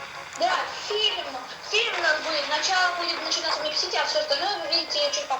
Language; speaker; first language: Russian; native; Russian